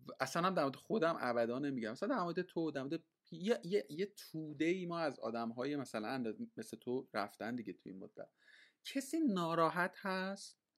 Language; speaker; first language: Persian; native; Persian